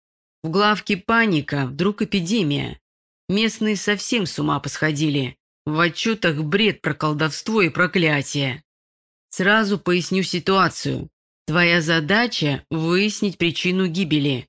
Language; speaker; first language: Russian; native; Russian